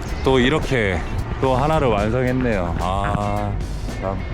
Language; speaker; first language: Korean; native; Korean